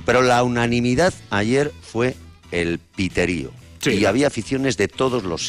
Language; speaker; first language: Spanish; native; Spanish